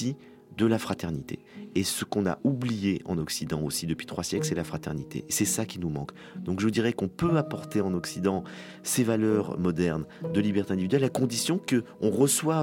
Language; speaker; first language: French; native; French